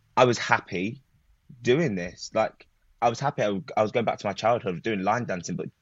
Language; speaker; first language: English; native; English